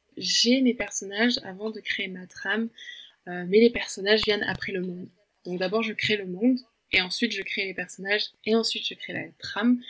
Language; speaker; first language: French; early bilingual, other home language; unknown